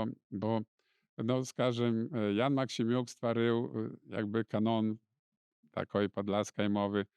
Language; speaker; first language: Polish; non-native, local second language; Belarusian